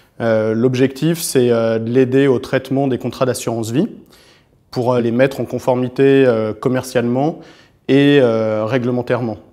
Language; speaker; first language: French; native; French